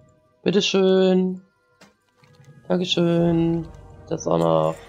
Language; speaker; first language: German; native; German